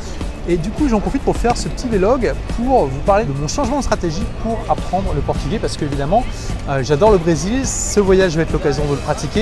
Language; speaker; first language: French; native; French